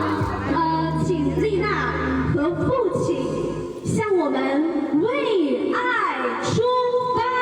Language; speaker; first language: Chinese; native; Chinese